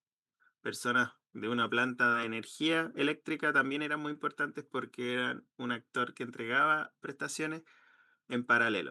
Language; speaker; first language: Spanish; native; Spanish